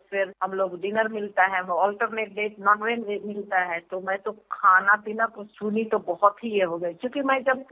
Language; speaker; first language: Hindi; native; Hindi